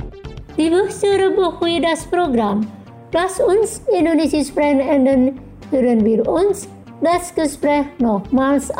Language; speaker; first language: German; non-native, fluent; Indonesian